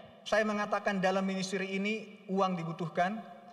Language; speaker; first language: Indonesian; non-native, local second language; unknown